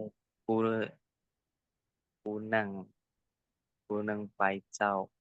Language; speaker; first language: Chinese; non-native, learner; Indonesian